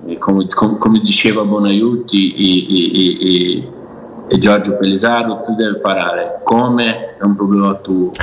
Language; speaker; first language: Italian; non-native, fluent; Portuguese